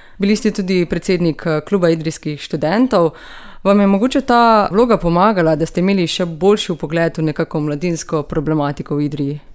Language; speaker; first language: Slovenian; native; Slovenian